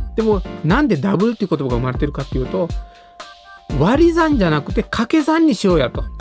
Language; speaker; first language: Japanese; non-native, fluent; Sinhala